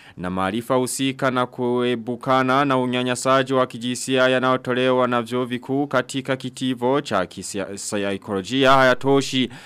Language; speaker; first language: Swahili; non-native, local second language; Rundi